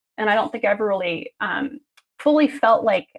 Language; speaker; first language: English; native; English